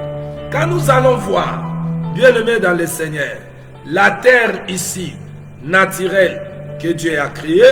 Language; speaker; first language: French; non-native, local second language; Lingala